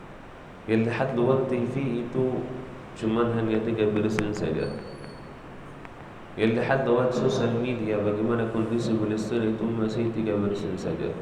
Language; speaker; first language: Indonesian; non-native, learner; Arabic